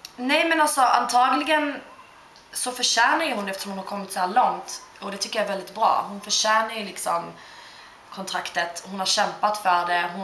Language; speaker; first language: Swedish; early bilingual, other home language; Turkish